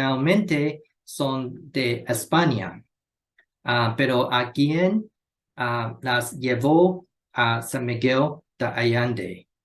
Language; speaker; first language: Spanish; non-native, learner; Chinese